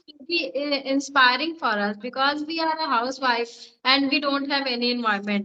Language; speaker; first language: English; non-native, learner; Hindi